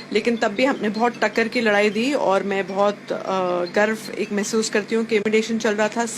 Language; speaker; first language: Hindi; non-native, local second language; Bangla